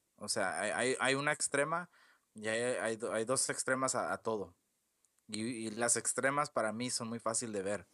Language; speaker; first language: Spanish; early bilingual, heritage; Spanish